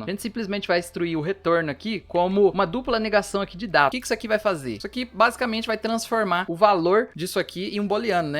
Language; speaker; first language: Portuguese; native; Portuguese